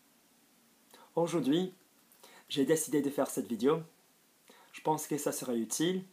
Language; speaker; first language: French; non-native, fluent; English